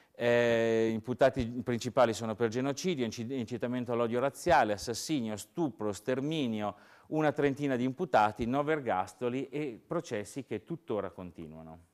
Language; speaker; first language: Italian; native; Italian